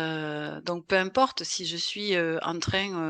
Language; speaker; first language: French; native; French